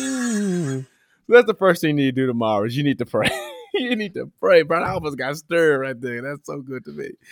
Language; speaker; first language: English; native; English